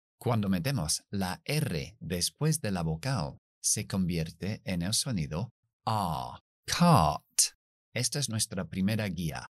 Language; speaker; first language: Spanish; non-native, fluent; English